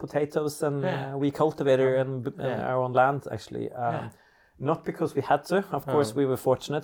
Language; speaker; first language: English; non-native, fluent; Norwegian